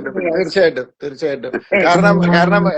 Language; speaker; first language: Malayalam; native; Malayalam